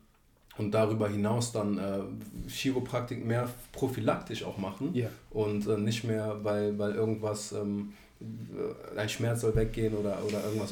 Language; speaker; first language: German; native; German